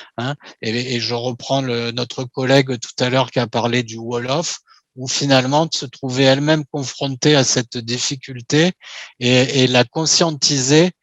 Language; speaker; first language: French; native; French